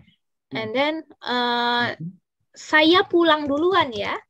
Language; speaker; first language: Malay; non-native, fluent; Indonesian